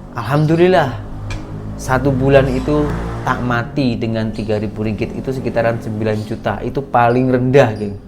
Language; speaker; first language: Indonesian; native; Indonesian